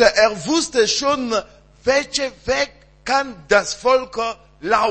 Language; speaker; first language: German; non-native, learner; French